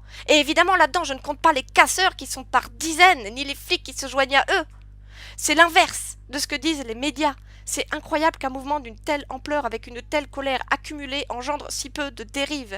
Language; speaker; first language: French; native; French